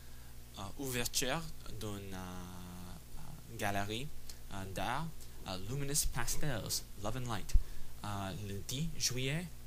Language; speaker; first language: French; non-native, fluent; English